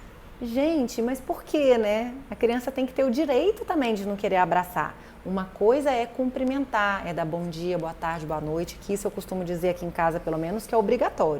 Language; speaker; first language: Portuguese; native; Portuguese